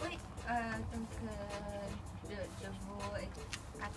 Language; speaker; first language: French; non-native, learner; Chinese